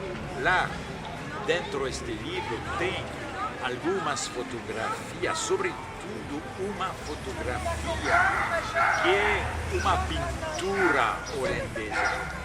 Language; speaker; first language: Portuguese; non-native, fluent; French